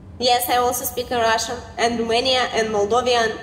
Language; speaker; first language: English; non-native, learner; Romanian